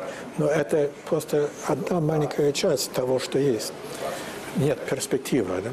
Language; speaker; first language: Russian; non-native, fluent; English